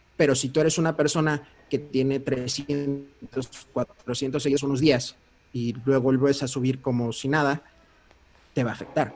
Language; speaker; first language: Spanish; early bilingual, heritage; Spanish